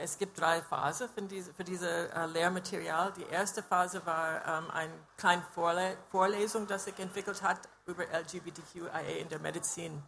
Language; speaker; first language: German; non-native, fluent; English